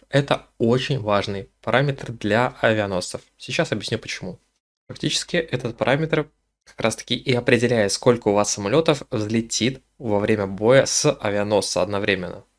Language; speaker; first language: Russian; native; Russian